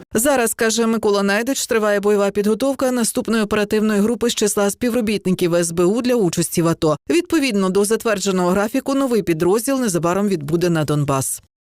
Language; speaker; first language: Ukrainian; native; Ukrainian